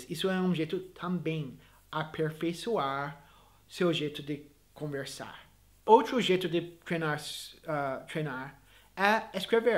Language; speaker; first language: Portuguese; non-native, fluent; English